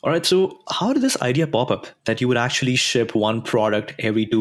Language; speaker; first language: English; non-native, local second language; Hindi